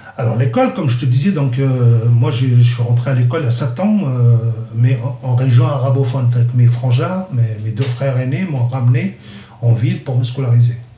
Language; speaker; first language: French; non-native, local second language; Kabyle